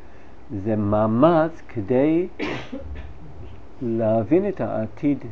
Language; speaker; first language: Hebrew; non-native, fluent; English